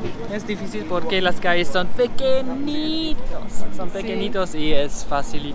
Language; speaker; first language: Spanish; non-native, learner; German